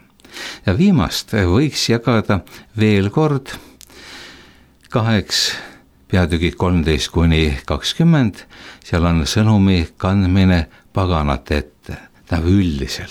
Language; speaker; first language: Estonian; native; Estonian